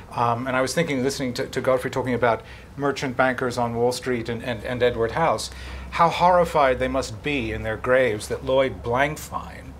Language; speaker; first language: English; native; English